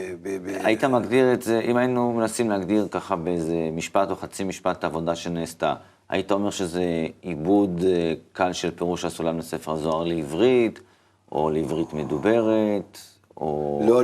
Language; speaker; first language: Hebrew; native; Hebrew